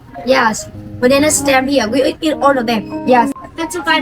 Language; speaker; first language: English; non-native, fluent; Vietnamese